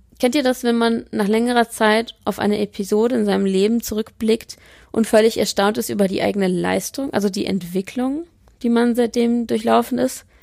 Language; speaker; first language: German; early bilingual, other home language; Polish